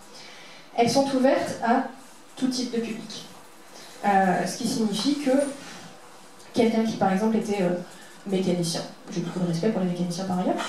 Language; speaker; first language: French; native; French